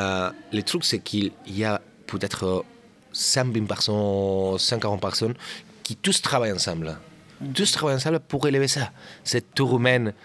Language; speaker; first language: French; non-native, learner; Catalan